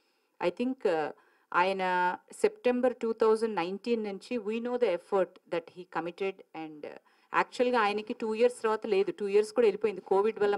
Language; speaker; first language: Telugu; native; Telugu